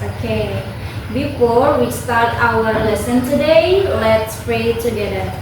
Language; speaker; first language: English; non-native, local second language; Indonesian